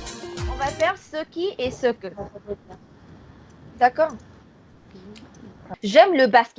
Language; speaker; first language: French; non-native, fluent; Hindi